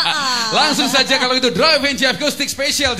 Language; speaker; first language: Indonesian; native; Indonesian